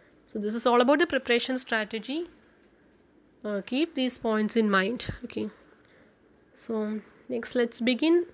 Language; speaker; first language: English; non-native, local second language; Malayalam